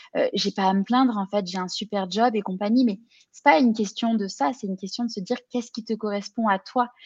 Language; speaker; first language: French; native; French